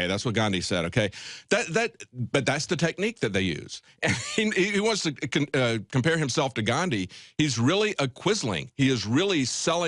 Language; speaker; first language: English; native; English